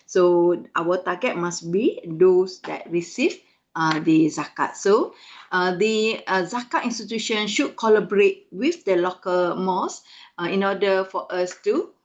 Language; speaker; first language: English; non-native, fluent; Malay